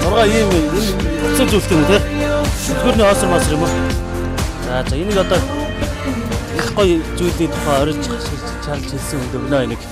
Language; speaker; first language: Mongolian; native; Mongolian